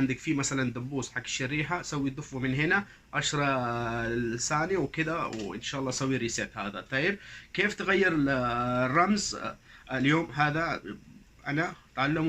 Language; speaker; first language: Arabic; non-native, learner; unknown